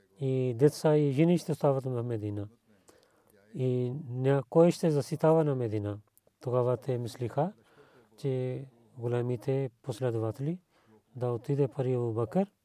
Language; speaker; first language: Bulgarian; non-native, learner; Urdu